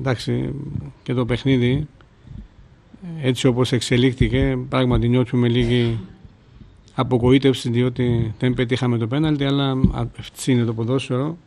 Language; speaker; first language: Greek; non-native, fluent; Georgian